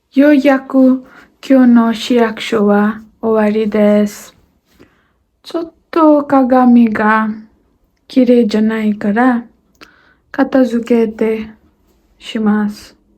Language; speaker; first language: Japanese; non-native, learner; Nepali